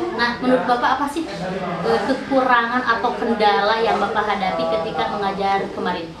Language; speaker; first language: Indonesian; non-native, local second language; Sundanese